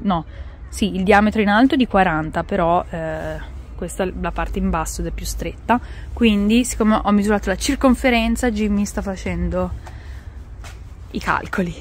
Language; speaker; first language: Italian; native; Italian